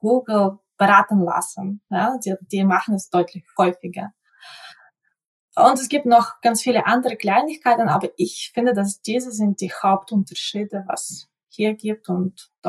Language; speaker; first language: German; non-native, local second language; Ukrainian